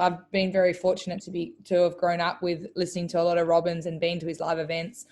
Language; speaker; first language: English; native; English